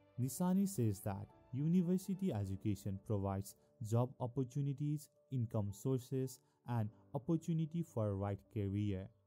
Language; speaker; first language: English; non-native, local second language; Nepali